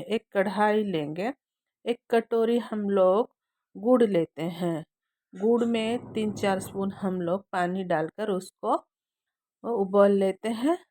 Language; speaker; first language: Hindi; non-native, local second language; Odia